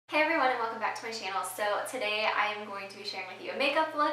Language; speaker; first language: English; native; English